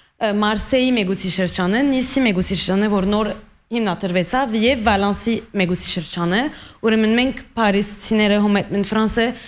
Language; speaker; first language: Armenian; early bilingual, heritage; Armenian